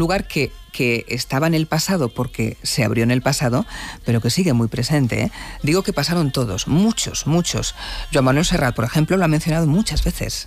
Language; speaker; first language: Spanish; native; Spanish